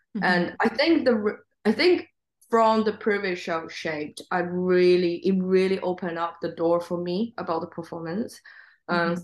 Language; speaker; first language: English; non-native, fluent; Chinese